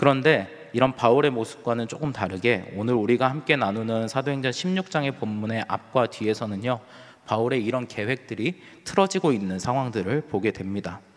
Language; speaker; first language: Korean; native; Korean